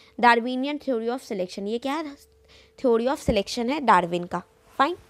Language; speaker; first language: Hindi; native; Hindi